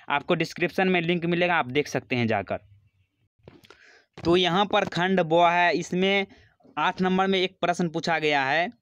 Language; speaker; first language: Hindi; native; Hindi